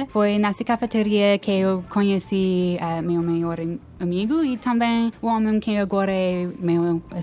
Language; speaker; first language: Portuguese; non-native, fluent; English